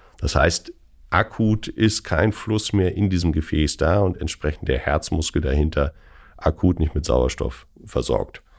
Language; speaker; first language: German; native; German